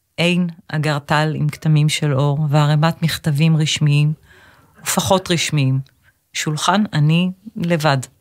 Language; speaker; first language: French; non-native, fluent; Hebrew